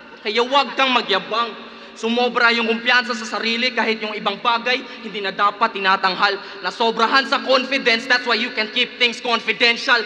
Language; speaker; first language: Filipino; non-native, local second language; Cebuano